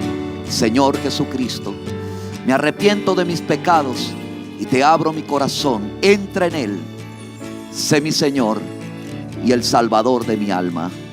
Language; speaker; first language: Spanish; native; Spanish